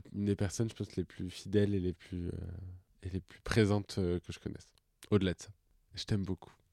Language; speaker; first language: French; native; French